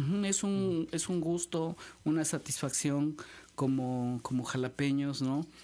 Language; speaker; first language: Spanish; native; Spanish